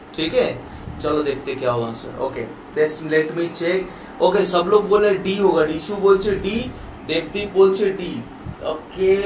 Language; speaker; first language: Hindi; non-native, local second language; Bangla